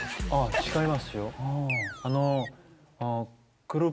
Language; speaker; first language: Japanese; non-native, learner; Korean